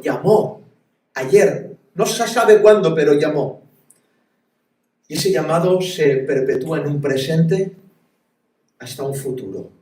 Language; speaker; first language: Spanish; native; Spanish